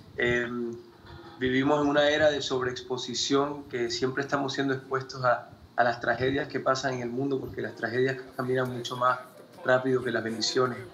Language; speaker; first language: Spanish; early bilingual, heritage; Spanish